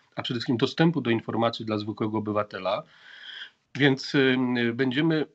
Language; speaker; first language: Polish; native; Polish